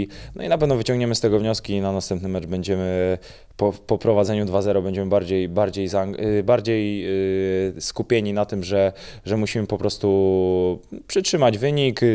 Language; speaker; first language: Polish; native; Polish